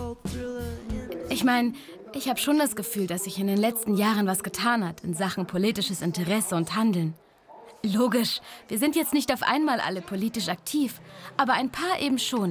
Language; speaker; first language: German; native; German